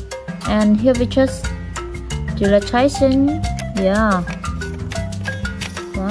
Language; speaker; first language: English; non-native, learner; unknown